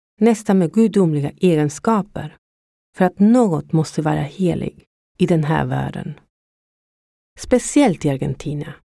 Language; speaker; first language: Swedish; non-native, fluent; Spanish